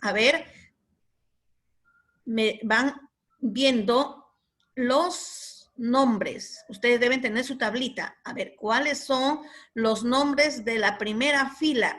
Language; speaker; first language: Spanish; native; Spanish